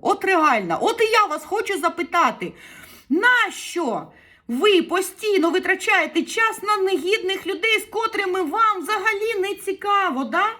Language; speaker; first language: Ukrainian; native; Ukrainian